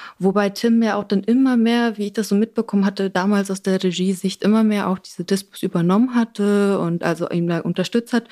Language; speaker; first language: German; early bilingual, other home language; Polish